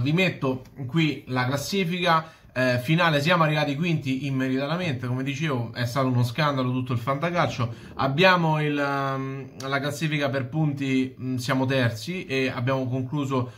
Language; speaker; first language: Italian; native; Italian